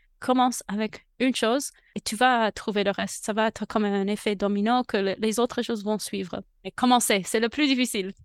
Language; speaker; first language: French; non-native, fluent; English